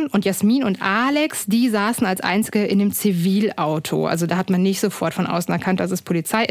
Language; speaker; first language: German; native; German